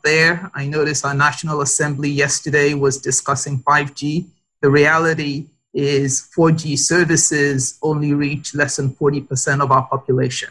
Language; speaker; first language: English; non-native, local second language; Yoruba